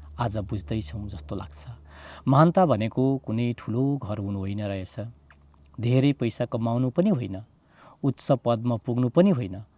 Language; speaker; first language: Nepali; native; Nepali